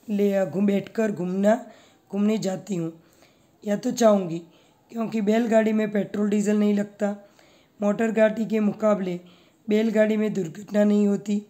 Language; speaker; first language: Hindi; non-native, local second language; Gujarati